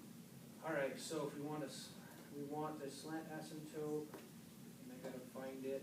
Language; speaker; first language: English; native; English